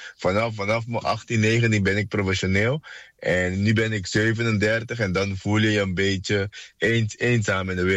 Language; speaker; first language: Dutch; non-native, fluent; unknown